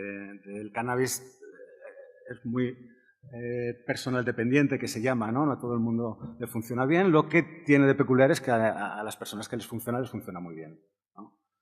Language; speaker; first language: Spanish; native; Spanish